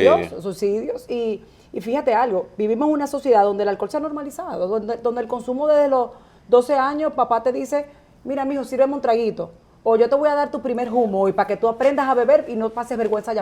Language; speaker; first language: Spanish; native; Spanish